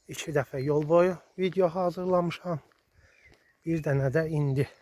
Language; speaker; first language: Azerbaijani; native; Azerbaijani